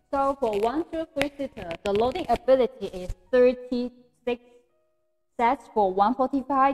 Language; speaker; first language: English; non-native, fluent; Chinese